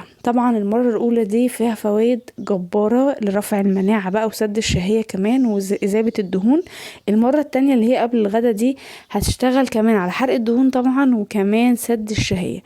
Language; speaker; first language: Arabic; native; Arabic